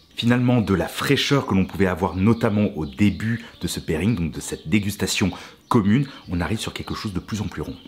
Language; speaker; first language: French; native; French